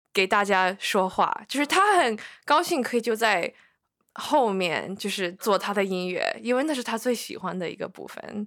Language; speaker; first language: Chinese; early bilingual, heritage; Chinese